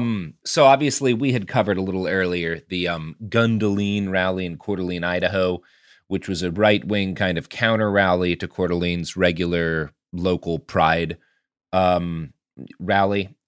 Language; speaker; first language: English; native; English